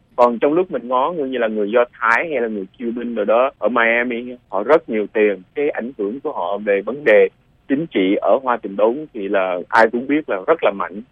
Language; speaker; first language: Vietnamese; early bilingual, other home language; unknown